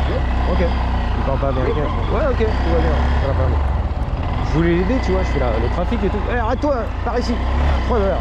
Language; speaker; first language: French; native; French